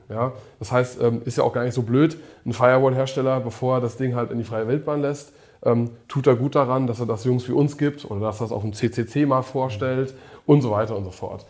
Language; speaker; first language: German; early bilingual, other home language; English